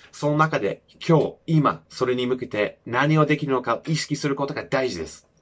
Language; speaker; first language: Japanese; non-native, fluent; English